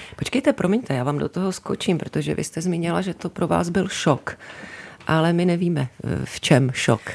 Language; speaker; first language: Czech; native; Czech